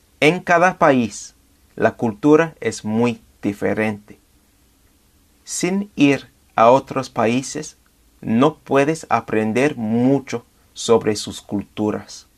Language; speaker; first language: Spanish; non-native, fluent; English